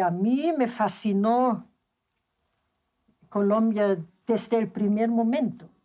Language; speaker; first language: Spanish; non-native, fluent; German